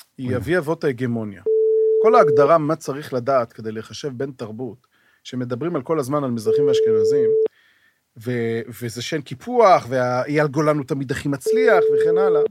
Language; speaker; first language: Hebrew; native; Hebrew